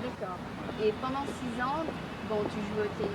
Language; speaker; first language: French; native; French